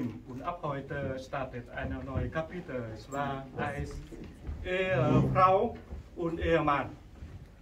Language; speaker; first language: German; non-native, learner; Vietnamese